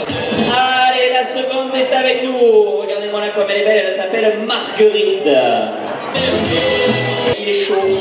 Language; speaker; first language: French; native; French